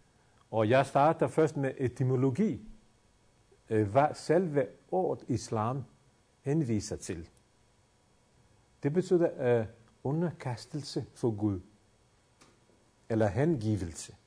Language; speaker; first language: Danish; non-native, fluent; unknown